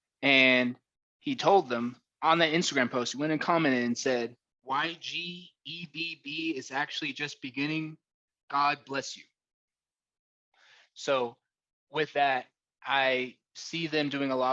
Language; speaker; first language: English; native; English